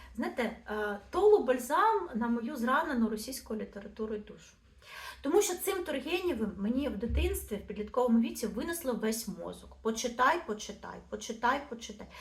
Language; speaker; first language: Ukrainian; non-native, local second language; Russian